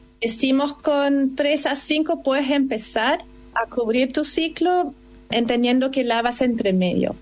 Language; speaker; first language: Spanish; non-native, fluent; German